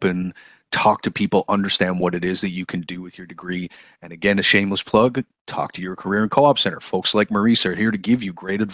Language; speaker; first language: English; native; English